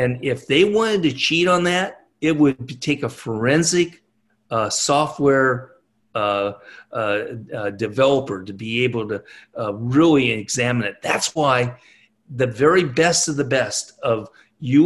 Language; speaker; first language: English; native; English